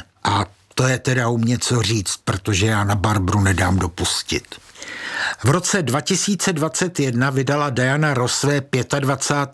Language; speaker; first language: Czech; native; Czech